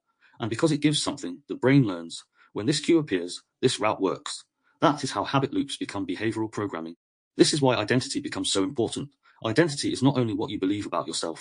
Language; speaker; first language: English; native; English